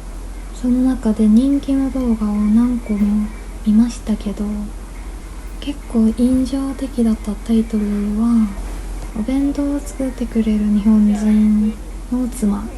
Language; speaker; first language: Japanese; non-native, fluent; Korean